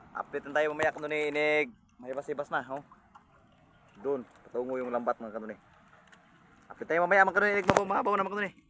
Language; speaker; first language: Filipino; non-native, local second language; Cebuano